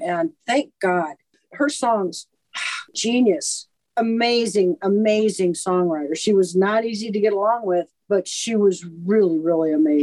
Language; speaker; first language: English; native; English